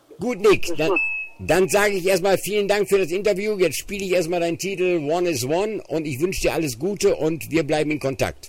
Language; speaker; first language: German; native; German